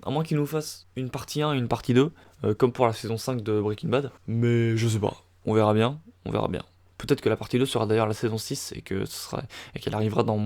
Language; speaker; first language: French; native; French